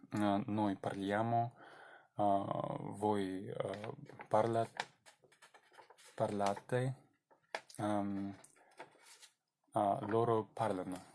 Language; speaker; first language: Italian; non-native, learner; Belarusian